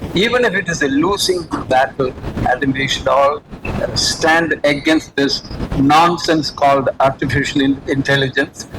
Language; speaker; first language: English; non-native, local second language; Malayalam